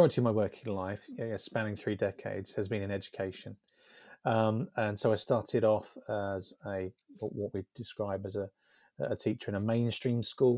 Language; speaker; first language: English; native; English